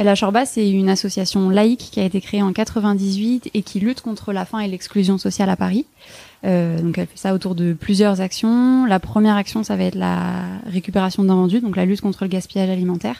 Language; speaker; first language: French; native; French